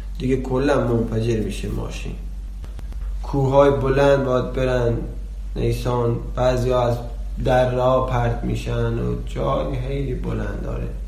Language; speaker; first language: Persian; non-native, local second language; Baluchi